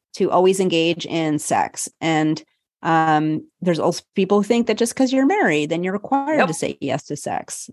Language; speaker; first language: English; native; English